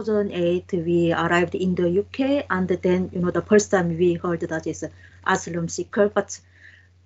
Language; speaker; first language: English; non-native, learner; Korean